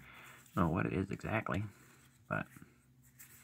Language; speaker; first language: English; native; English